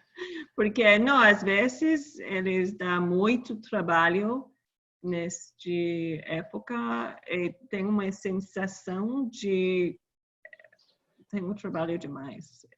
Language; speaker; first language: Portuguese; non-native, learner; English